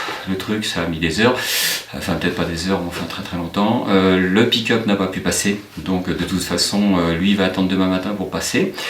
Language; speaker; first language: French; native; French